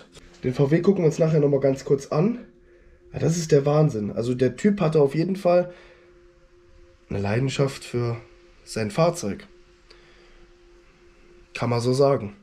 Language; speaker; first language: German; native; German